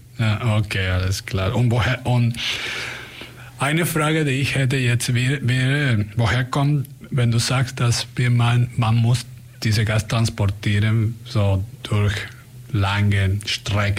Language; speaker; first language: German; non-native, fluent; Spanish